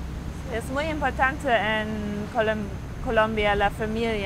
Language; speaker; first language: Spanish; non-native, learner; German